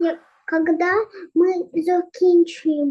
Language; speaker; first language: Ukrainian; non-native, local second language; Russian